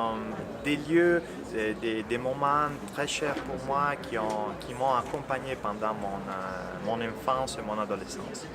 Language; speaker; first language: French; non-native, fluent; Italian